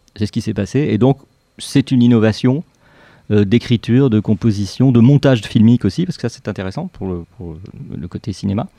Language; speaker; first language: French; native; French